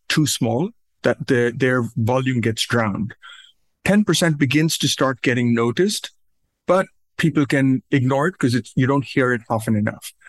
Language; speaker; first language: English; non-native, local second language; Urdu